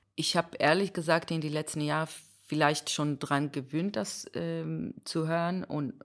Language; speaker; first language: German; non-native, fluent; Hebrew